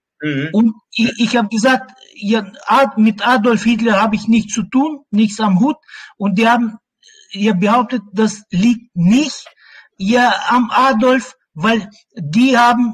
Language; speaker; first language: German; non-native, learner; Russian